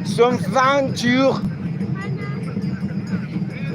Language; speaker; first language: French; non-native, learner; Spanish